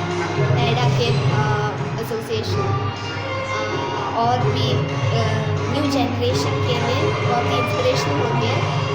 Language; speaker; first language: Hindi; non-native, local second language; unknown